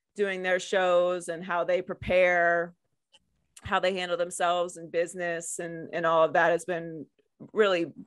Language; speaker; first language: English; native; English